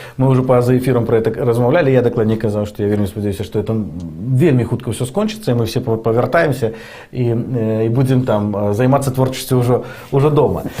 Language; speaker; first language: Belarusian; non-native, local second language; Russian